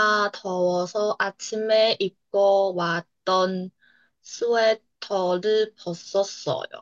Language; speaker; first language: Korean; non-native, learner; Chinese